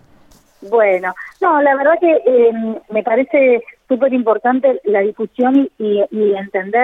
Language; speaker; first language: Spanish; native; Spanish